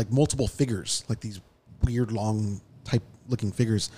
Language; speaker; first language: English; native; English